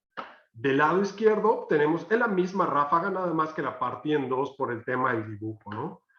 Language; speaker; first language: Spanish; native; Spanish